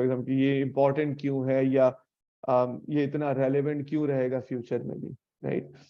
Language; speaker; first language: Urdu; native; Urdu